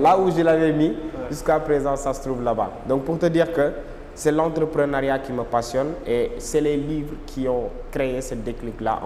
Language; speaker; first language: French; non-native, local second language; Wolof